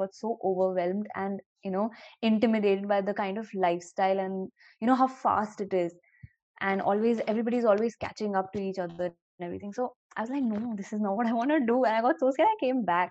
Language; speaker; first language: English; non-native, local second language; Hindi